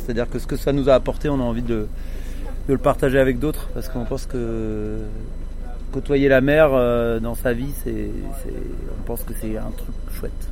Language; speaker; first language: French; native; French